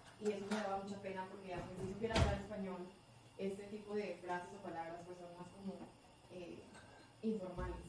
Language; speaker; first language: Spanish; early bilingual, heritage; Spanish